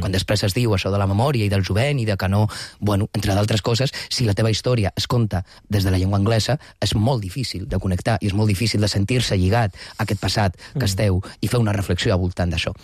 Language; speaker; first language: Catalan; non-native, local second language; Spanish